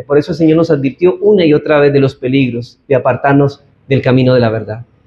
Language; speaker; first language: Spanish; native; Spanish